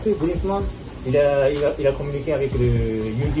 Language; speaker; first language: French; non-native, learner; Japanese